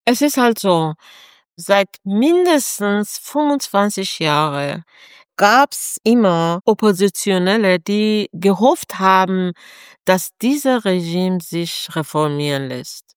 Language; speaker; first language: German; non-native, fluent; Persian